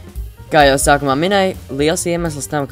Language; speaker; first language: Latvian; native; Latvian